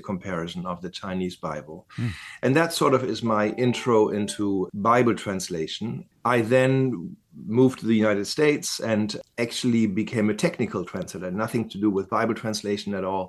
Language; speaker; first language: English; non-native, fluent; German